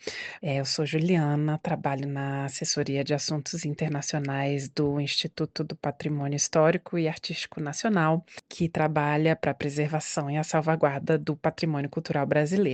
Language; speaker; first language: Portuguese; native; Portuguese